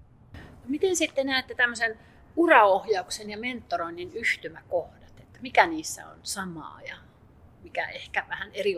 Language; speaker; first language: Finnish; native; Finnish